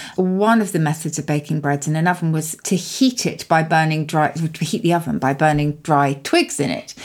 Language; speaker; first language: English; native; English